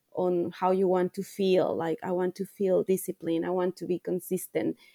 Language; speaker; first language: English; non-native, fluent; Spanish